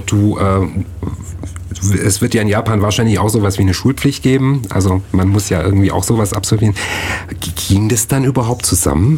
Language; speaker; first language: German; native; German